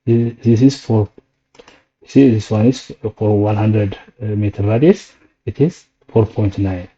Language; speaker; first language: English; non-native, local second language; Amharic